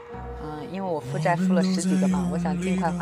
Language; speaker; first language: Chinese; native; Chinese